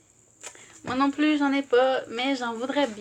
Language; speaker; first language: French; native; French